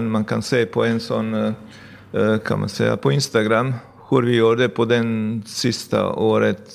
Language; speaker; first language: Swedish; non-native, fluent; Bosnian